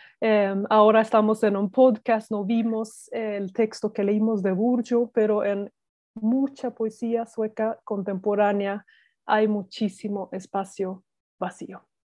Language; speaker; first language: Spanish; non-native, fluent; Swedish